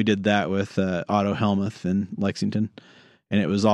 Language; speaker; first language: English; native; English